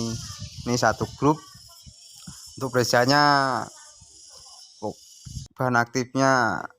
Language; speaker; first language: Indonesian; non-native, local second language; Javanese